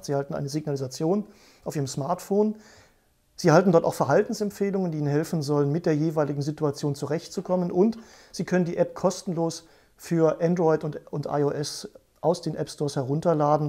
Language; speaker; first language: German; native; German